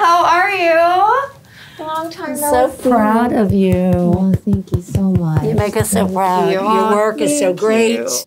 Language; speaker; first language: English; native; English